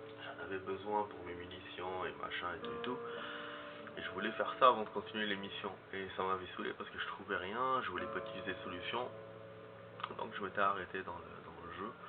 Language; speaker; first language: French; native; French